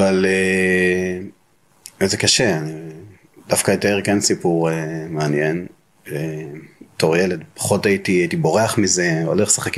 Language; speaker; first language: Hebrew; native; Hebrew